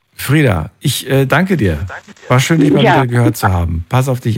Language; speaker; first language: German; native; German